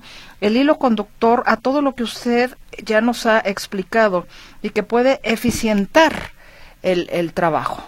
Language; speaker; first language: Spanish; native; Spanish